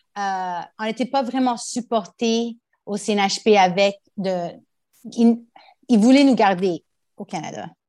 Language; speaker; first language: French; non-native, local second language; English